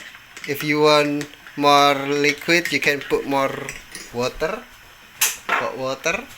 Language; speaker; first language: English; non-native, learner; Indonesian